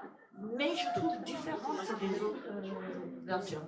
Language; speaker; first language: French; non-native, fluent; English